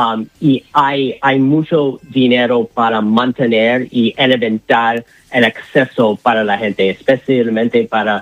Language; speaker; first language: Spanish; non-native, learner; English